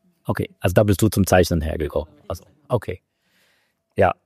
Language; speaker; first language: German; native; German